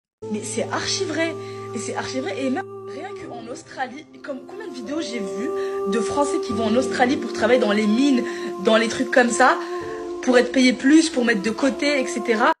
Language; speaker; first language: French; native; French